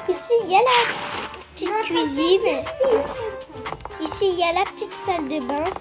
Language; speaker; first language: French; native; French